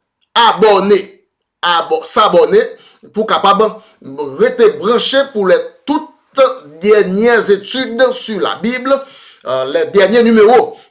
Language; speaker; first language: French; non-native, local second language; Haitian Creole